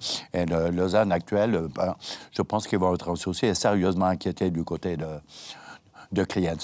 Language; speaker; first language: French; native; French